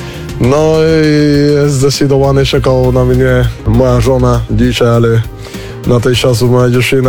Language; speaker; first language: Polish; non-native, learner; Spanish